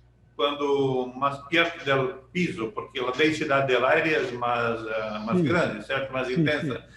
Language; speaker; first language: Portuguese; non-native, learner; Spanish